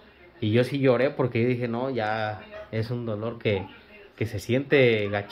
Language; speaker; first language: Spanish; native; Spanish